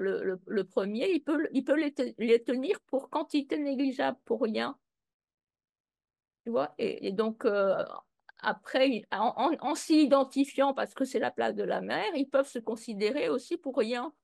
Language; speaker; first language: French; native; French